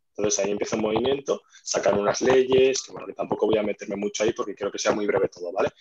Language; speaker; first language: Spanish; non-native, fluent; Arabic